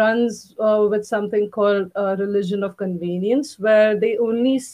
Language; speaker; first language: English; non-native, local second language; Hindi